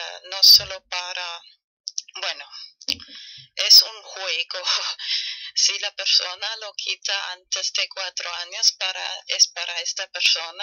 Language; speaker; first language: Spanish; non-native, fluent; German